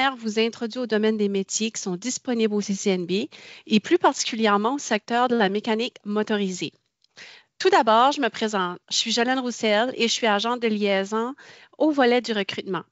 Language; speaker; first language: French; native; French